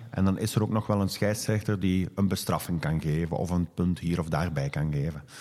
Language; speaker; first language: Dutch; native; Dutch